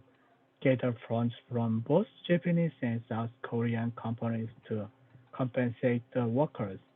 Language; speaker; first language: English; non-native, learner; Korean